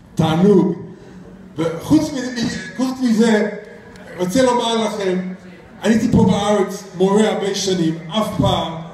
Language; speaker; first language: Hebrew; non-native, fluent; English